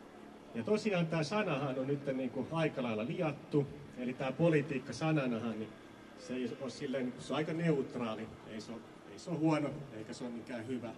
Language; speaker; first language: Finnish; native; Finnish